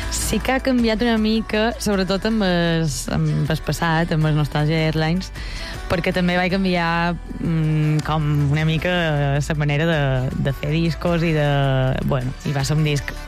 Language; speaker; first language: Catalan; native; Catalan